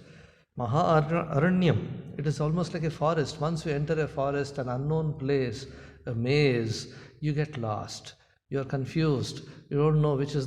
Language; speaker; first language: English; non-native, local second language; Hindi